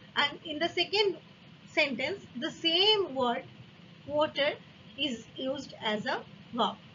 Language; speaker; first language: English; non-native, local second language; Bangla